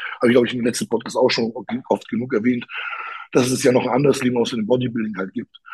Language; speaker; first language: German; early bilingual, other home language; Polish